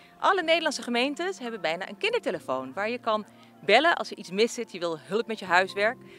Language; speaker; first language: Dutch; native; Dutch